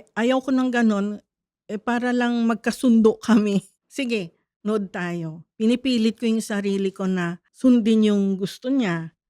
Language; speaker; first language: Filipino; native; Filipino